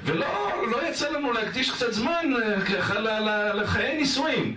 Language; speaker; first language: Hebrew; native; Hebrew